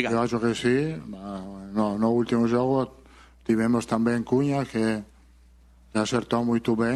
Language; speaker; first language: Portuguese; non-native, learner; Italian